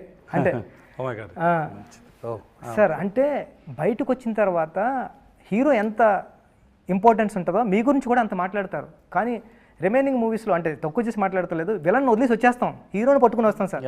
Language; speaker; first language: Telugu; native; Telugu